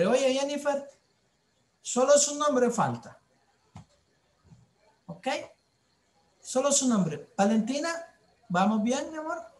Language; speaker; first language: Spanish; native; Spanish